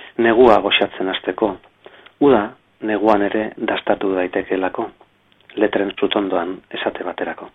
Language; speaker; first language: Basque; native; Basque